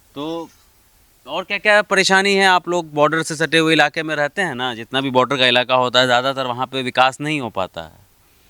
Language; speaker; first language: Hindi; native; Hindi